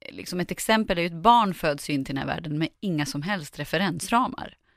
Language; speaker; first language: Swedish; native; Swedish